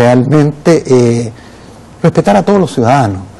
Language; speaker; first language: Spanish; native; Spanish